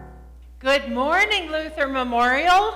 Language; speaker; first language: English; native; English